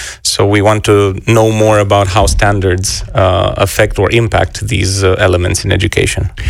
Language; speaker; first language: English; non-native, fluent; Romanian